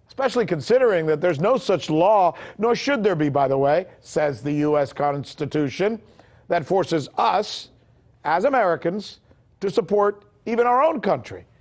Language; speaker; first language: English; early bilingual, other home language; Spanish